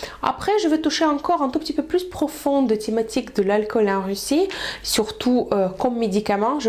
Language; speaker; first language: French; non-native, fluent; Russian